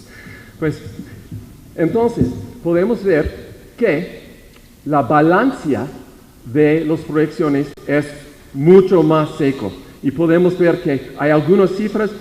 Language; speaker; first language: Spanish; non-native, fluent; English